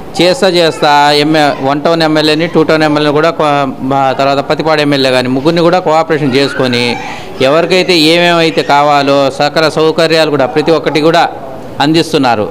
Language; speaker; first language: Telugu; native; Telugu